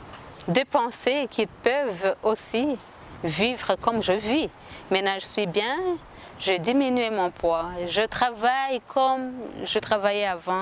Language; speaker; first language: French; non-native, local second language; Kinyarwanda